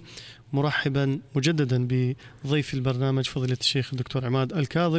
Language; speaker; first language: Arabic; native; Arabic